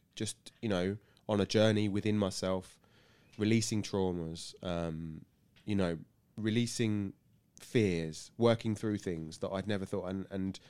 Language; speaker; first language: English; native; English